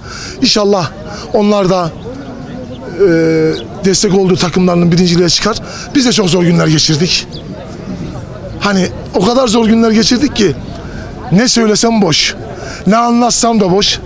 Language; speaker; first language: Turkish; native; Turkish